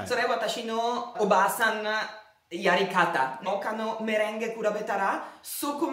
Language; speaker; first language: Japanese; non-native, learner; Italian